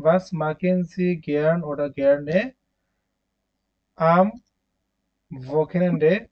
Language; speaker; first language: German; non-native, fluent; Bangla